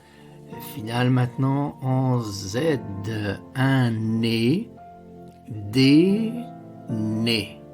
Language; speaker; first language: French; non-native, fluent; Italian